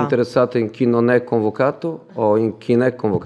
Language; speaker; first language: Italian; non-native, fluent; Portuguese